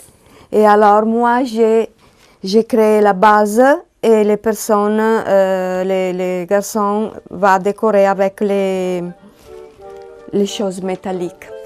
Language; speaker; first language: French; non-native, learner; Italian